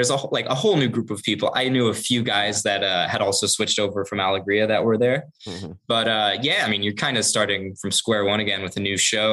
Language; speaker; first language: English; native; English